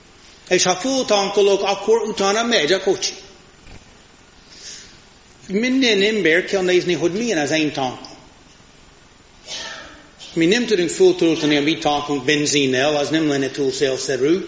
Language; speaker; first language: Hungarian; non-native, fluent; English